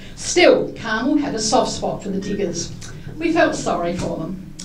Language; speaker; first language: English; native; English